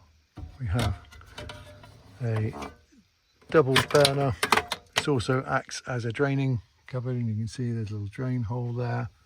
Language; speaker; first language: English; native; English